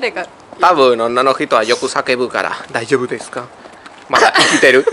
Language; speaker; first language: Japanese; non-native, fluent; Spanish